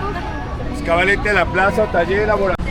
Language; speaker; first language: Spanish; non-native, learner; English